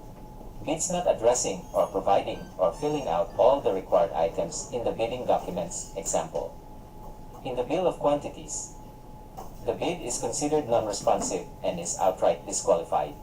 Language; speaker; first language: English; non-native, local second language; Cebuano